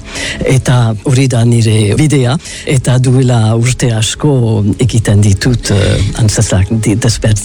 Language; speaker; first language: Basque; early bilingual, heritage; English